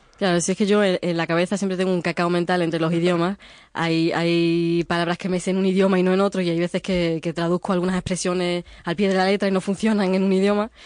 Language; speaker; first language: Spanish; early bilingual, other home language; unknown